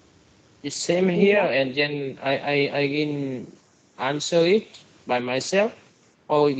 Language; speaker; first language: English; non-native, learner; Vietnamese